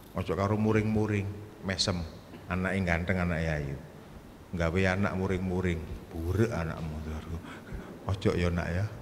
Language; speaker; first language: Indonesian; non-native, local second language; Javanese